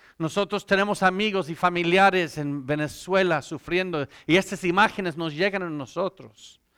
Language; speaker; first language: Spanish; non-native, fluent; English